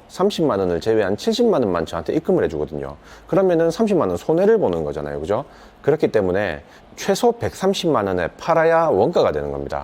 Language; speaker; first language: Korean; native; Korean